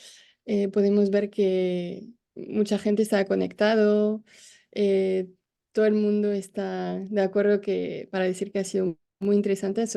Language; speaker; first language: Spanish; non-native, fluent; French